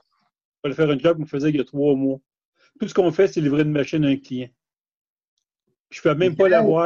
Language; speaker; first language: French; native; French